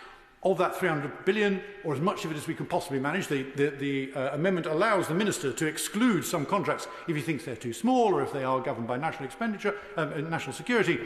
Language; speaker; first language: English; native; English